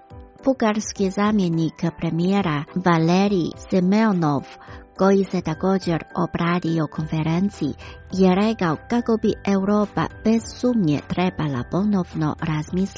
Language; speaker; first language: Croatian; non-native, fluent; Chinese